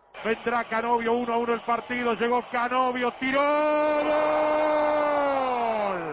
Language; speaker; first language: Spanish; native; Spanish